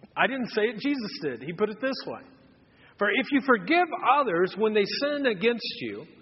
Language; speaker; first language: English; native; English